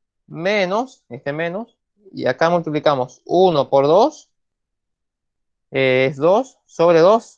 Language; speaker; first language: Spanish; native; Spanish